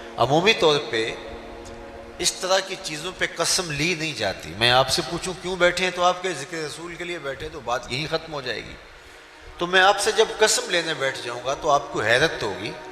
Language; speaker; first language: Urdu; non-native, local second language; Punjabi